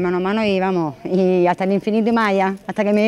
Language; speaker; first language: Spanish; native; Spanish